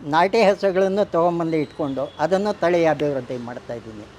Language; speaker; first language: Kannada; non-native, local second language; Telugu